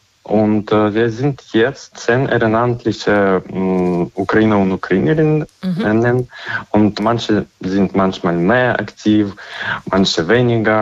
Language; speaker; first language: German; non-native, fluent; Ukrainian